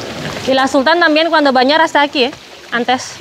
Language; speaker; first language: Spanish; non-native, learner; Javanese